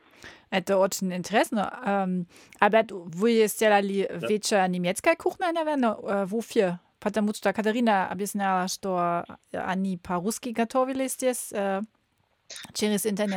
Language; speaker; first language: Russian; non-native, learner; German